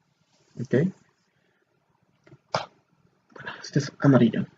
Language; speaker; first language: Spanish; native; Spanish